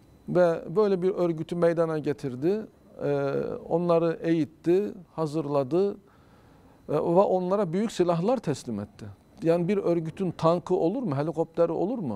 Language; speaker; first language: Turkish; native; Turkish